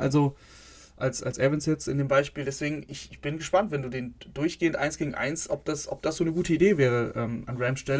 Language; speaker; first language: German; native; German